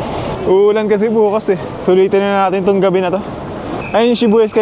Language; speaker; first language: Filipino; native; Filipino